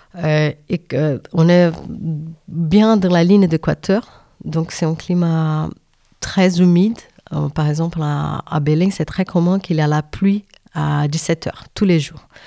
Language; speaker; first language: French; non-native, fluent; Portuguese